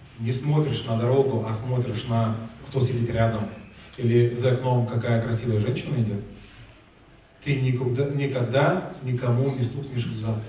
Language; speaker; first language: Russian; non-native, fluent; Lithuanian